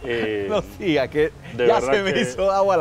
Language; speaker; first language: Spanish; native; Spanish